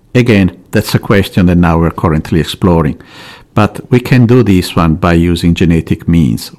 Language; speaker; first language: English; non-native, fluent; Italian